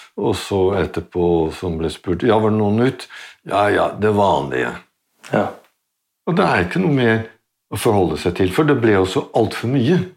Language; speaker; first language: Norwegian; non-native, fluent; Dutch